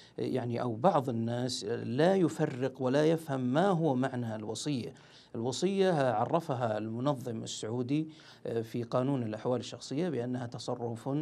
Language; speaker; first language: Arabic; native; Arabic